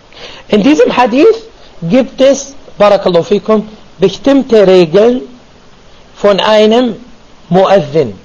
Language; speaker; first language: German; non-native, fluent; Arabic